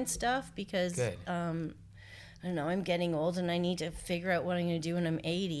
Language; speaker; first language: English; native; English